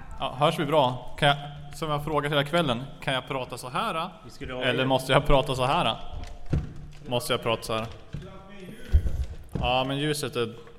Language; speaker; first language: Swedish; native; Swedish